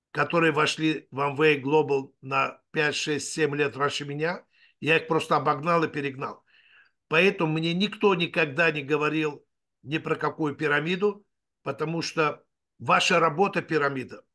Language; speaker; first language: Russian; native; Russian